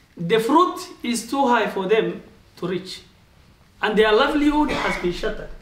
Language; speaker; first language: English; non-native, local second language; Oromo